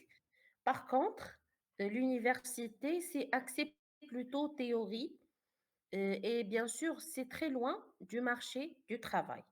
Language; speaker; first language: French; non-native, fluent; Arabic